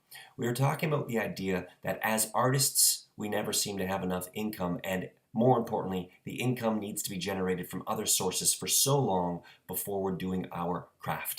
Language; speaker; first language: English; native; English